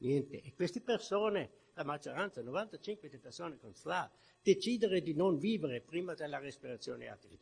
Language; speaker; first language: Italian; non-native, fluent; German